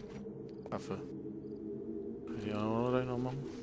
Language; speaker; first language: German; native; German